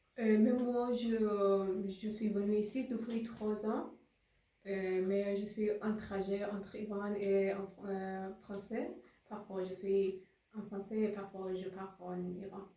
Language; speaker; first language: French; non-native, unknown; Persian